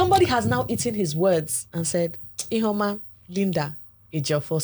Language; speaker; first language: English; non-native, local second language; Igbo